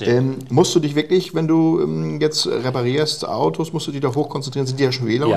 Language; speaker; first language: German; native; German